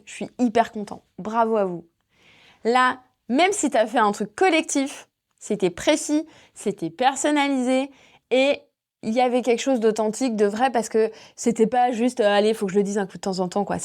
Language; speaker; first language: French; native; French